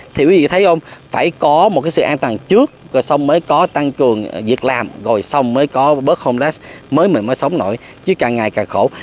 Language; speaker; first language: Vietnamese; early bilingual, other home language; English